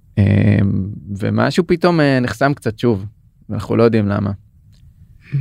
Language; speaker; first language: Hebrew; native; Hebrew